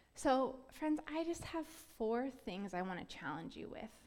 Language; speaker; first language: English; native; English